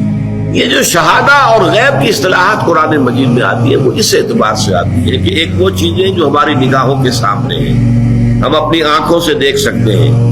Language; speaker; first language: Urdu; native; Urdu